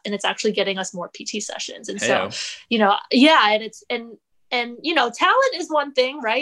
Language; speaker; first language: English; native; English